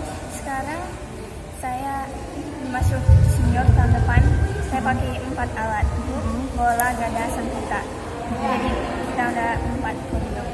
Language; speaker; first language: Indonesian; early bilingual, heritage; Indonesian